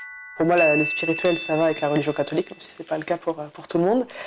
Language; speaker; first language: French; native; French